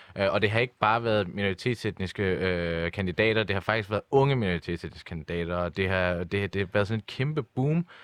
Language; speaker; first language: Danish; early bilingual, other home language; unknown